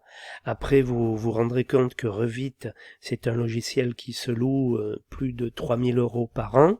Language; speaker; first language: French; native; French